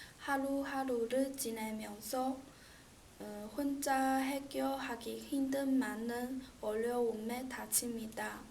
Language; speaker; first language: Korean; non-native, learner; Chinese